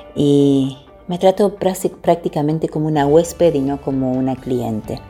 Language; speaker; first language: Spanish; native; Spanish